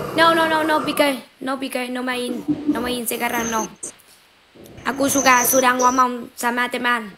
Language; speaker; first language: Indonesian; non-native, learner; Vietnamese